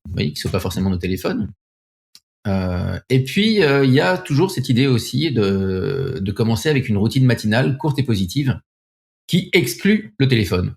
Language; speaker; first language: French; native; French